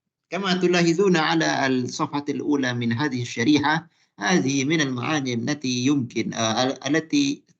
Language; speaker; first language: Arabic; non-native, fluent; Malay